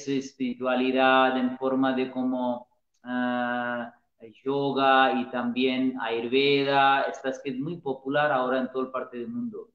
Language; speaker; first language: Spanish; non-native, learner; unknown